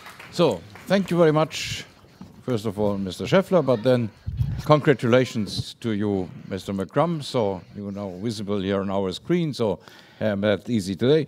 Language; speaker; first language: English; non-native, fluent; German